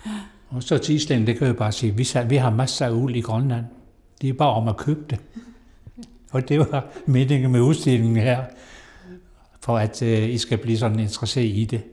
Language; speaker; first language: Danish; non-native, local second language; Kalaallisut